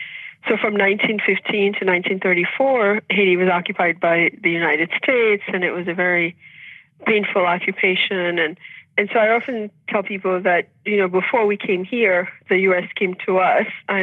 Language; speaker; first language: English; early bilingual, other home language; Haitian Creole